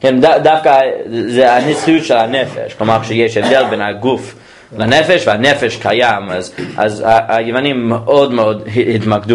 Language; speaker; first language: Hebrew; non-native, fluent; English